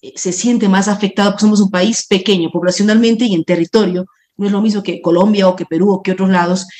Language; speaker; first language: Spanish; native; Spanish